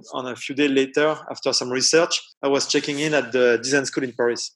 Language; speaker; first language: English; non-native, fluent; French